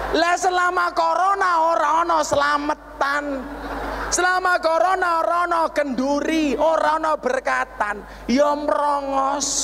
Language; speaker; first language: Indonesian; non-native, local second language; Javanese